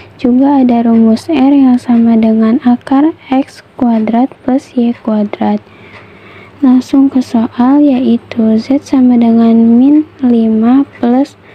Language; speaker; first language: Indonesian; native; Indonesian